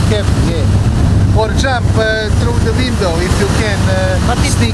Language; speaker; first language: English; non-native, learner; Croatian